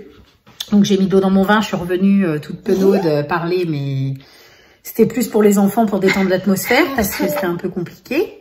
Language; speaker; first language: French; native; French